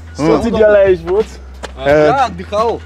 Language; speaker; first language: Russian; non-native, learner; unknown